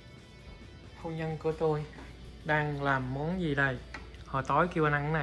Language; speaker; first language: Vietnamese; native; Vietnamese